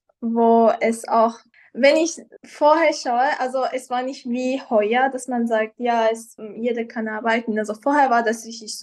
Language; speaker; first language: German; non-native, fluent; Persian